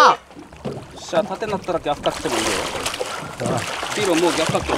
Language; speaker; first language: Japanese; native; Japanese